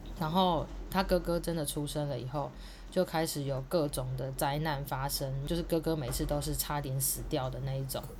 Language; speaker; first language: Chinese; native; Chinese